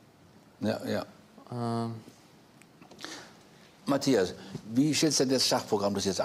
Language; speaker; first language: German; native; German